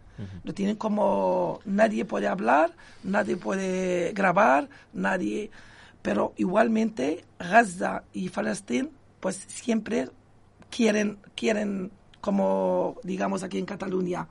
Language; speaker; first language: Spanish; non-native, local second language; Arabic